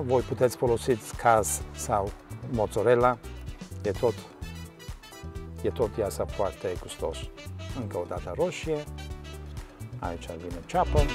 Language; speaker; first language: Romanian; non-native, learner; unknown